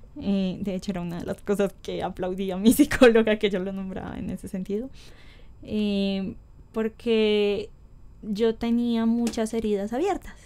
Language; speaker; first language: Spanish; native; Spanish